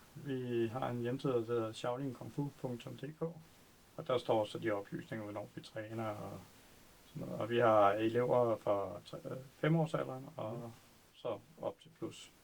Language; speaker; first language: Danish; native; Danish